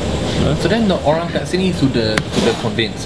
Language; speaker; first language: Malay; non-native, fluent; English